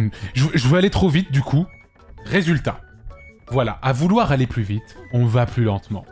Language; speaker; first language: French; native; French